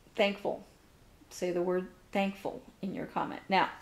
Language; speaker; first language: English; native; English